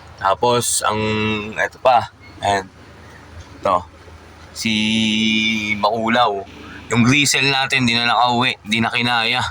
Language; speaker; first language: Filipino; native; Filipino